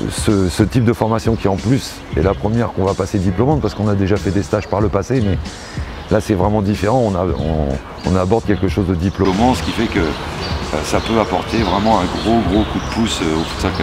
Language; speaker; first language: French; native; French